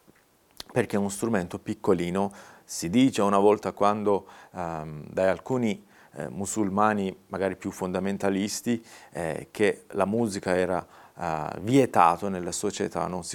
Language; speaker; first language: Italian; non-native, fluent; Persian